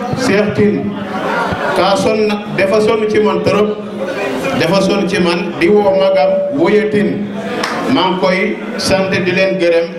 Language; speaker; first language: Wolof; non-native, local second language; Serer